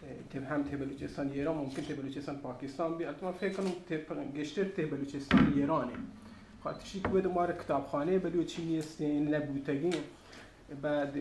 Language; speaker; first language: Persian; non-native, local second language; Baluchi